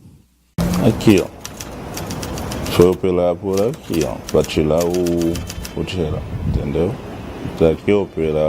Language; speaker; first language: Portuguese; non-native, learner; Haitian Creole